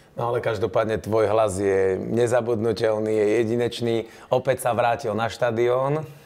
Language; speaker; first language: Slovak; native; Slovak